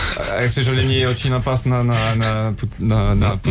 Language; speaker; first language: Russian; non-native, learner; French